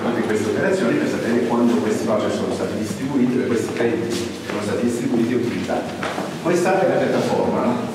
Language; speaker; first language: Italian; non-native, fluent; French